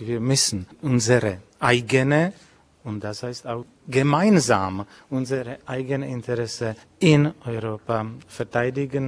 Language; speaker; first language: German; non-native, fluent; Czech